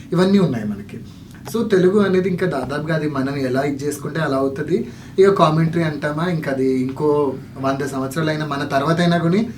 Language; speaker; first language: Telugu; non-native, local second language; Lambadi